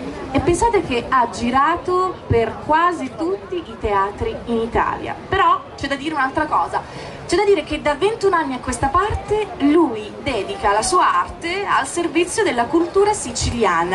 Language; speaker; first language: Italian; native; Italian